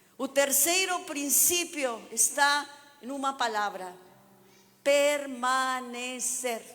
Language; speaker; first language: Portuguese; non-native, fluent; Spanish